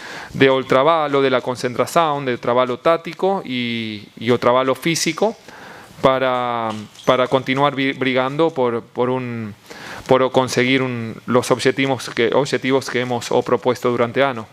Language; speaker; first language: Portuguese; non-native, learner; Spanish